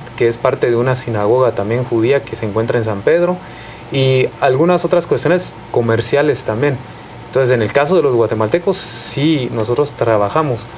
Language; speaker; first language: Spanish; native; Spanish